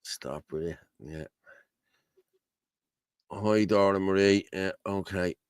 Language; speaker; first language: English; native; English